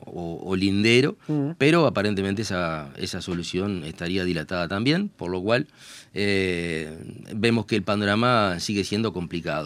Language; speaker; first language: Spanish; native; Spanish